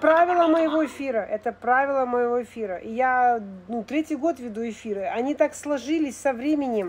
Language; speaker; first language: Russian; native; Russian